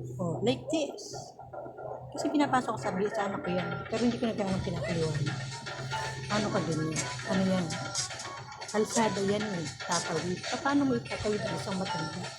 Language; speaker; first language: Filipino; native; Filipino